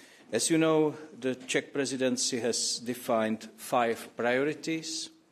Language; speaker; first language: English; non-native, fluent; Czech